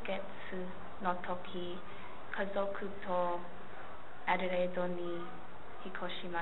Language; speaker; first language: Japanese; non-native, learner; English